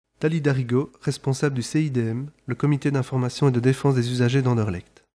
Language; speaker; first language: French; native; French